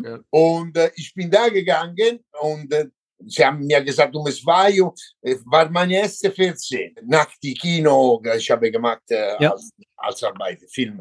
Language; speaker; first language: German; non-native, learner; Italian